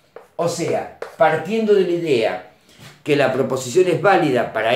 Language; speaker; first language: Spanish; native; Spanish